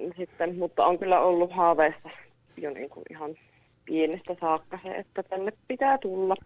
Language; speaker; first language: Finnish; native; Finnish